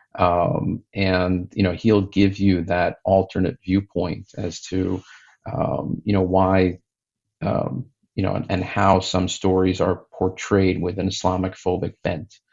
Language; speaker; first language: English; native; English